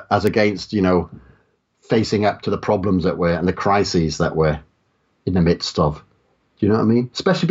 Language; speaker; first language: English; native; English